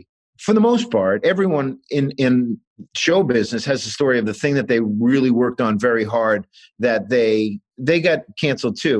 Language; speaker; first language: English; native; English